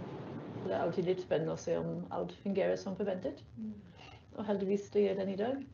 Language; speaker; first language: Norwegian; non-native, fluent; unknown